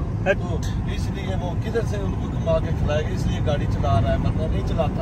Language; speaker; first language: Hindi; non-native, learner; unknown